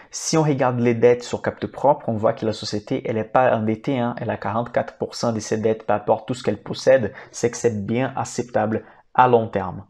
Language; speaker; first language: French; non-native, fluent; Portuguese